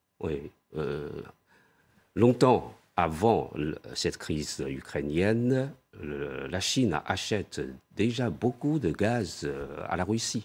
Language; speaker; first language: French; non-native, fluent; Chinese